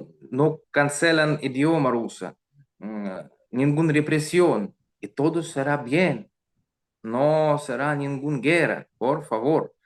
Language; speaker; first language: Spanish; non-native, learner; Russian